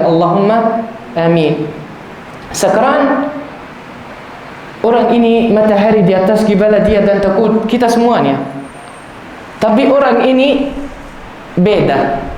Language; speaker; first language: Indonesian; non-native, learner; Arabic